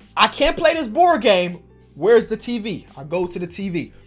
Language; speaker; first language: English; native; English